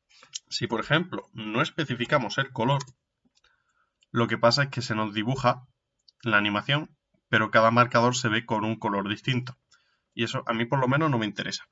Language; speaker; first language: Spanish; native; Spanish